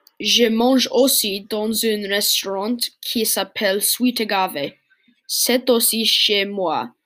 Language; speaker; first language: French; non-native, learner; English